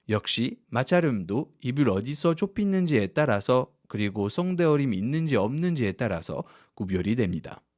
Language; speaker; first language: Korean; non-native, fluent; French